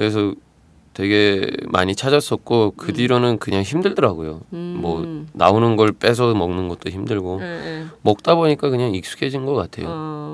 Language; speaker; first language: Korean; non-native, fluent; Turkish